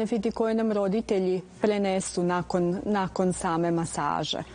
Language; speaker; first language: Serbian; native; Serbian